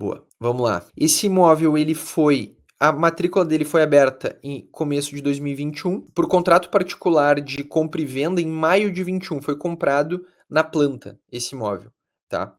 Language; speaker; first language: Portuguese; native; Portuguese